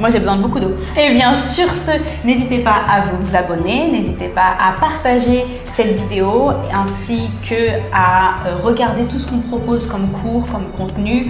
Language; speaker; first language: French; native; French